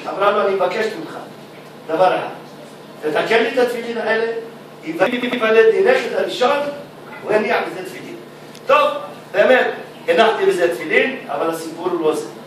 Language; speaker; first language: Hebrew; early bilingual, other home language; Arabic